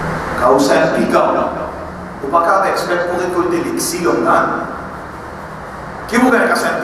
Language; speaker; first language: French; non-native, local second language; Morisyen